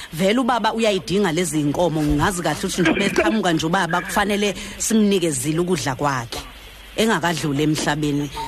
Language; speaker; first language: Zulu; native; Zulu